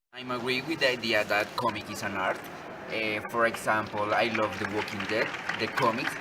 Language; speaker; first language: English; non-native, learner; Spanish